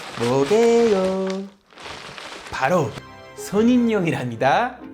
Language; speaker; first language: Korean; native; Korean